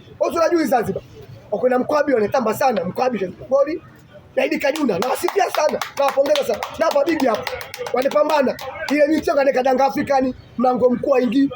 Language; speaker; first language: Swahili; native; Swahili